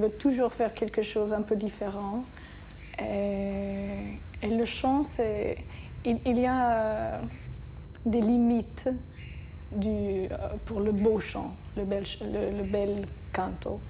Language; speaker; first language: French; non-native, fluent; English